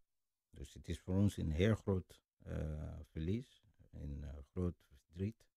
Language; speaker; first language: Dutch; non-native, fluent; Lingala